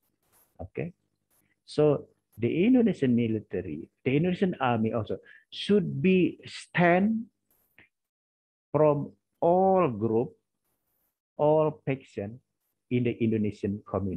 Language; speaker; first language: English; non-native, learner; Indonesian